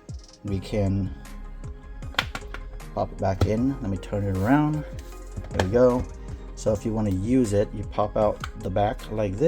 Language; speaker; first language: English; native; English